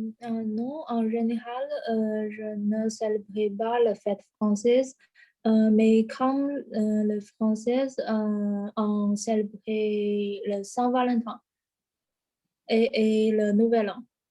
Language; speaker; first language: French; non-native, learner; Chinese